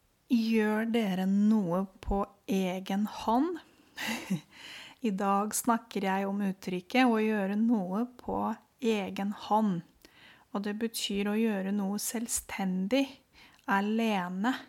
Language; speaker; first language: Norwegian; non-native, fluent; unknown